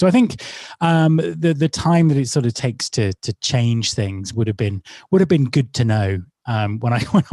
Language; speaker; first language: English; native; English